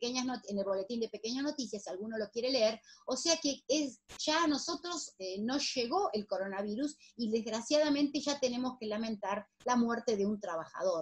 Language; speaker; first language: Spanish; native; Spanish